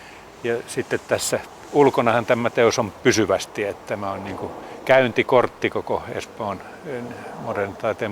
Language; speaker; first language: Finnish; native; Finnish